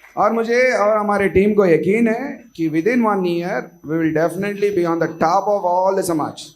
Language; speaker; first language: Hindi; non-native, local second language; Marathi